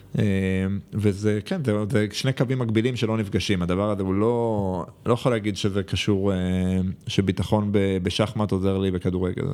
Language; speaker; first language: Hebrew; native; Hebrew